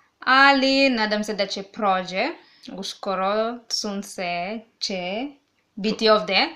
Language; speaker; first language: Serbian; non-native, learner; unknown